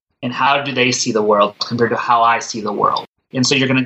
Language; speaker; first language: English; native; English